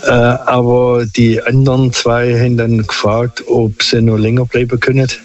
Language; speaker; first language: German; non-native, local second language; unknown